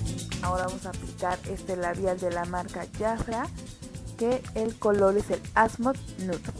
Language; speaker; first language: Spanish; native; Spanish